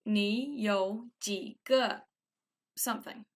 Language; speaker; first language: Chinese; non-native, fluent; English